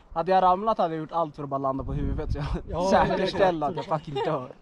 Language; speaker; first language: Swedish; native; Swedish